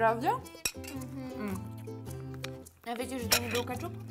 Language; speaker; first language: Polish; native; Polish